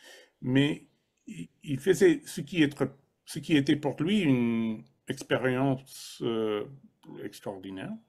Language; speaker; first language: French; non-native, fluent; English